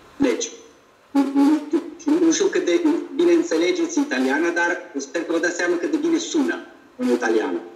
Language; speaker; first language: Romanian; non-native, fluent; Italian